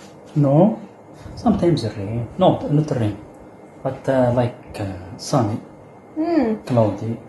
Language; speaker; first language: English; non-native, learner; Arabic